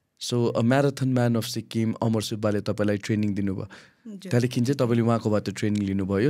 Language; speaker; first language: Nepali; native; Nepali